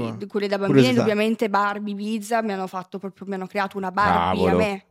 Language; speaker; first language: Italian; native; Italian